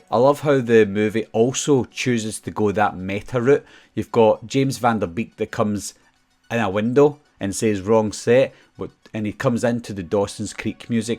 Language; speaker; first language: English; native; English